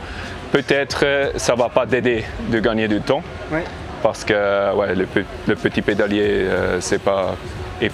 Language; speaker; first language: French; non-native, learner; English